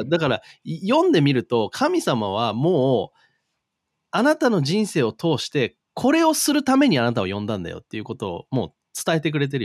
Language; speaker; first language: Japanese; native; Japanese